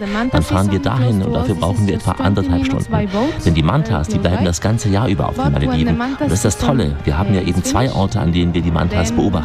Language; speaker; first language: German; native; German